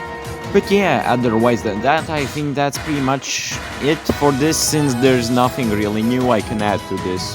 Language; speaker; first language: English; non-native, fluent; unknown